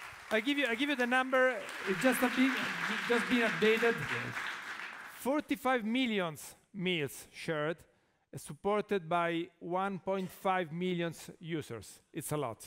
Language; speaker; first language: English; non-native, fluent; Italian